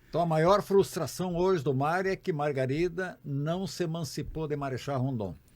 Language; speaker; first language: Portuguese; native; Portuguese